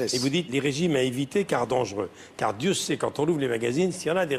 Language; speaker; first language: French; native; French